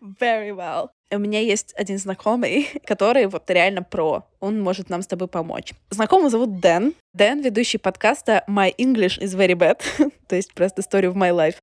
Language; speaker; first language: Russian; native; Russian